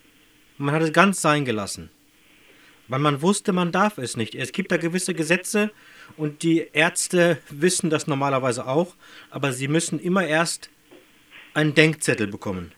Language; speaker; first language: German; native; German